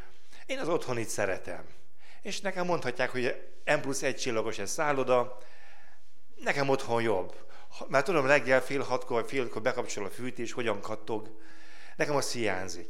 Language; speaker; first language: Hungarian; native; Hungarian